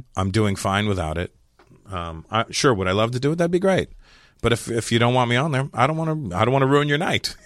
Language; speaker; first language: English; native; English